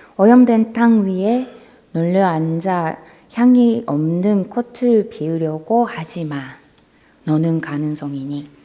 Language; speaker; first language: Korean; non-native, fluent; Japanese